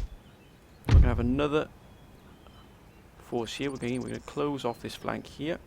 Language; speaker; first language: English; native; English